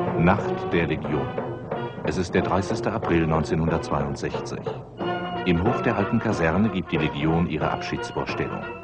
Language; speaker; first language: German; native; German